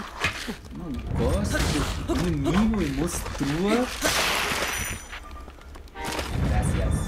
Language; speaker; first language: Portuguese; non-native, learner; English